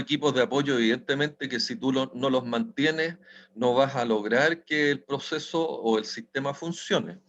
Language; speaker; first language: Spanish; native; Spanish